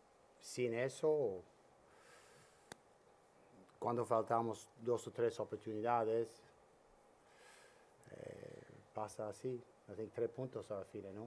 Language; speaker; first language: Spanish; non-native, learner; English